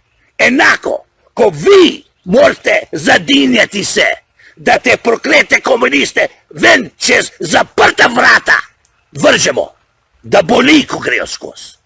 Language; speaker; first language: Slovenian; early bilingual, heritage; Slovenian